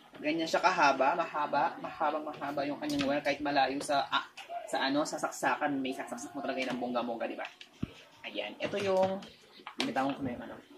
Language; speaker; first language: Filipino; native; Filipino